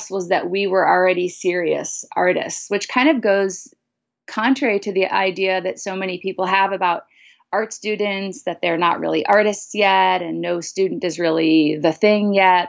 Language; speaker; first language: English; native; English